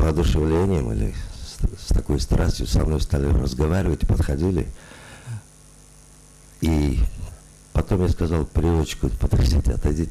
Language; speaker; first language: Russian; non-native, local second language; Uzbek